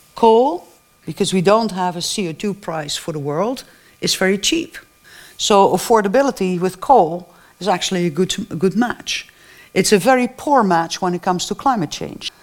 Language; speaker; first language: English; non-native, fluent; Dutch